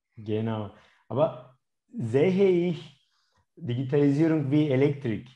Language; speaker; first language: German; non-native, fluent; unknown